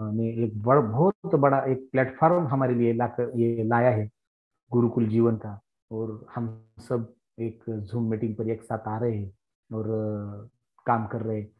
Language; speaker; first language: Hindi; non-native, local second language; Marathi